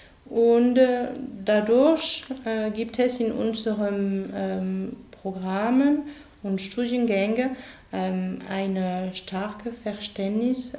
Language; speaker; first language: German; non-native, fluent; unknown